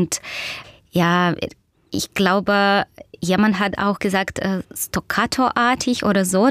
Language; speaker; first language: German; non-native, fluent; Russian